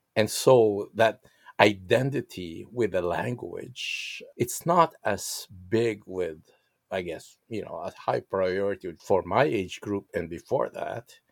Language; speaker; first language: English; non-native, local second language; Filipino